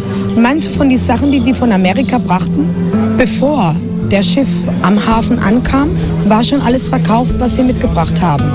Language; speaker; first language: German; non-native, fluent; Spanish